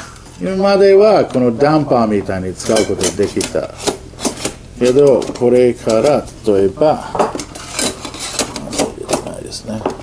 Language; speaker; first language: Japanese; non-native, fluent; English